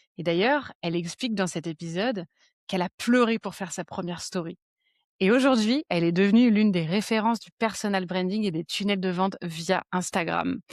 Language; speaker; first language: French; native; French